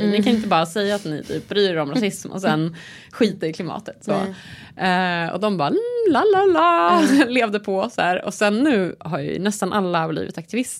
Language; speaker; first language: Swedish; native; Swedish